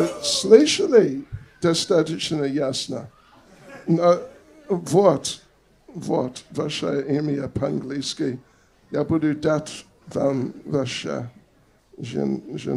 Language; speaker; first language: Russian; non-native, learner; English